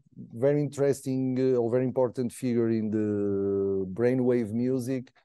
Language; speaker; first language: English; non-native, fluent; Portuguese